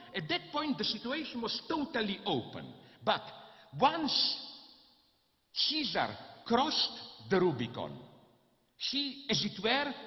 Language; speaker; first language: English; non-native, fluent; Slovenian